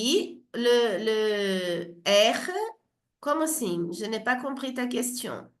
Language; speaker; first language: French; non-native, fluent; Portuguese